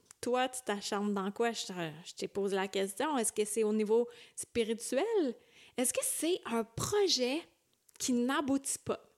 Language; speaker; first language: French; native; French